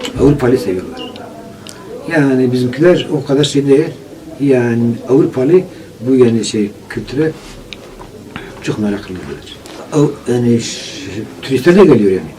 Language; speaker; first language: Turkish; non-native, local second language; Kurdish